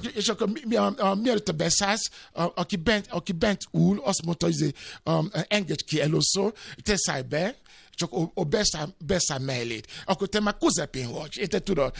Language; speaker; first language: Hungarian; non-native, fluent; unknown